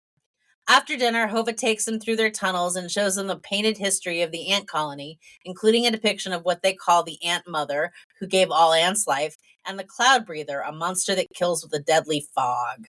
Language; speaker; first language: English; native; English